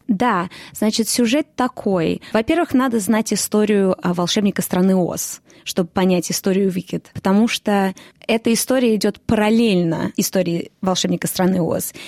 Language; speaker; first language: Russian; early bilingual, heritage; Russian